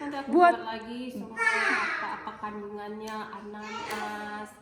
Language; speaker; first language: Indonesian; native; Indonesian